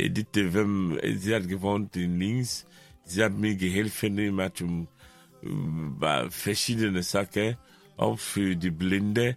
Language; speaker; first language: German; non-native, learner; French